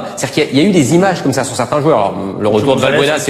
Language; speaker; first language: French; native; French